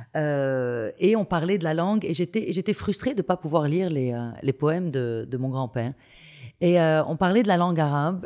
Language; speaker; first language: French; native; French